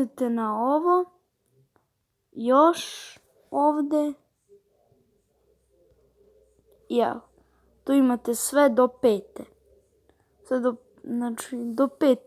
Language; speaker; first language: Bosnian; early bilingual, heritage; Croatian